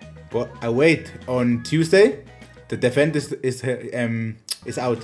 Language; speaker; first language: English; non-native, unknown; German